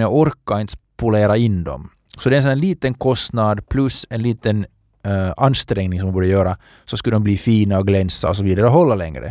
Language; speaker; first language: Swedish; native; Swedish